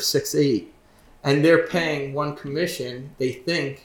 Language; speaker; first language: English; native; English